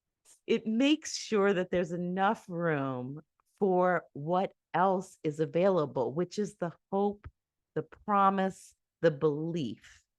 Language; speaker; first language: English; native; English